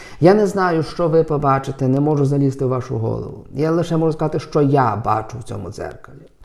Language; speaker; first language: Ukrainian; native; Ukrainian